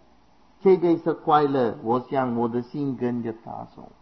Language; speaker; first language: Chinese; non-native, fluent; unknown